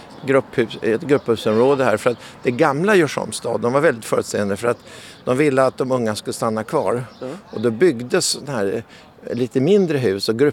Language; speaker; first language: Swedish; native; Swedish